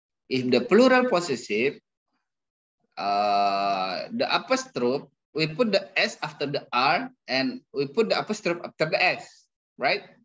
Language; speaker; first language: English; non-native, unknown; Indonesian